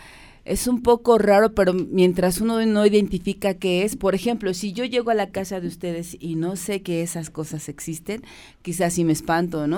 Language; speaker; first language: Spanish; native; Spanish